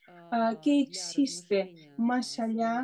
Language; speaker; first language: Spanish; non-native, fluent; Russian